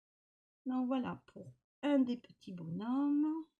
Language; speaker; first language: French; native; French